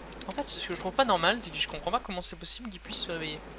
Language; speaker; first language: French; native; French